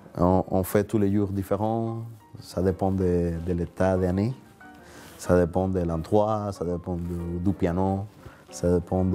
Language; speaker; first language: French; non-native, learner; Spanish